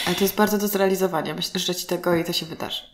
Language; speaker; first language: Polish; native; Polish